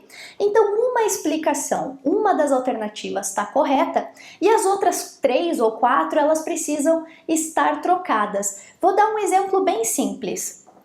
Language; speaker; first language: Portuguese; native; Portuguese